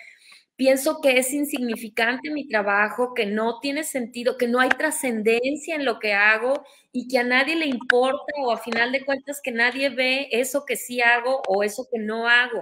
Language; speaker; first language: Spanish; native; Spanish